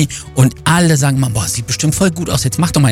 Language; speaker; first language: German; native; German